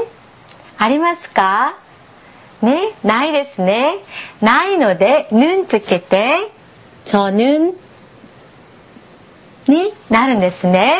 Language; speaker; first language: Japanese; non-native, fluent; Korean